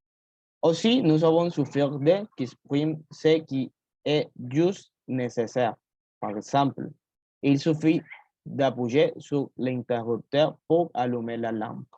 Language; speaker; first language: French; non-native, learner; Spanish